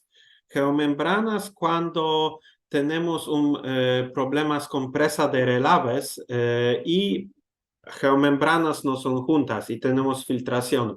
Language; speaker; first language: Spanish; non-native, learner; Polish